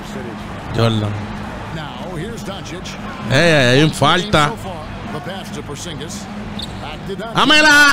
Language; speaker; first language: Spanish; native; Spanish